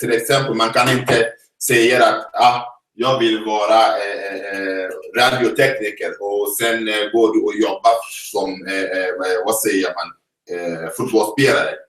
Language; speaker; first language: Swedish; non-native, fluent; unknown